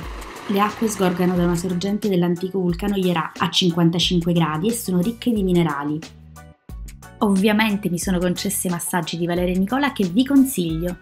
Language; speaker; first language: Italian; native; Italian